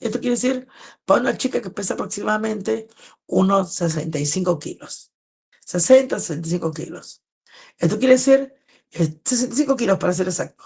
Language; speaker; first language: Spanish; native; Spanish